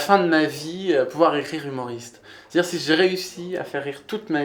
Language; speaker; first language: French; native; French